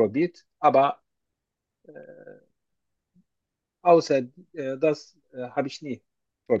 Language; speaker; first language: German; non-native, learner; Turkish